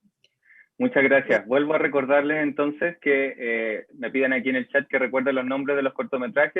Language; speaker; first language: Spanish; native; Spanish